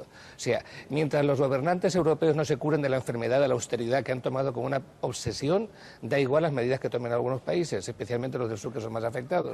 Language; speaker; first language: Spanish; native; Spanish